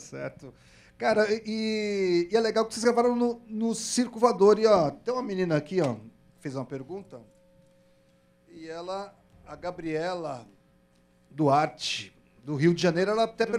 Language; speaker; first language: Portuguese; native; Portuguese